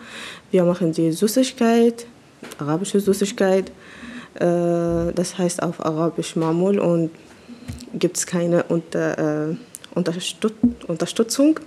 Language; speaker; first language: German; non-native, learner; Arabic